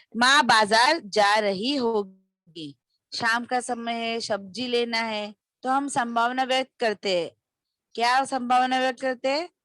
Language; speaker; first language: Hindi; non-native, local second language; Marathi